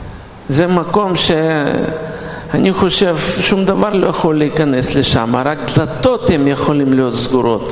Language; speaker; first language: Hebrew; non-native, fluent; Russian